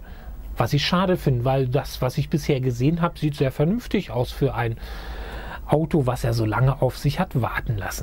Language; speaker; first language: German; native; German